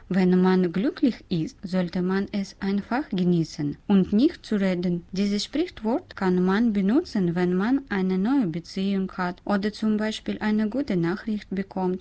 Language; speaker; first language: German; non-native, learner; Russian